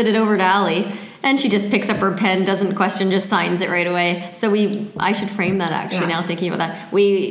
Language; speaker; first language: English; native; English